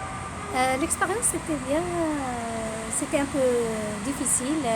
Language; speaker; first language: French; non-native, local second language; Arabic